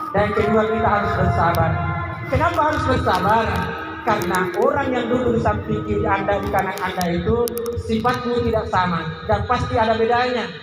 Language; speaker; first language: Indonesian; non-native, local second language; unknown